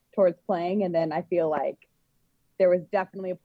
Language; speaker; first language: English; native; English